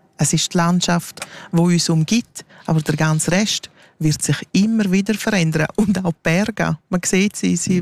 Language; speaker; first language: German; non-native, local second language; Romansh